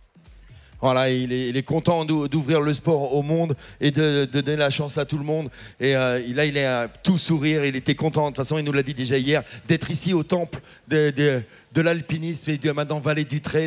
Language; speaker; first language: French; native; French